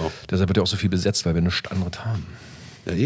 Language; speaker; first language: German; native; German